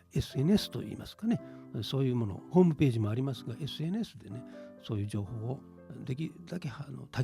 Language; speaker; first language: Japanese; native; Japanese